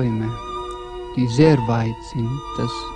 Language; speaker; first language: German; non-native, fluent; Estonian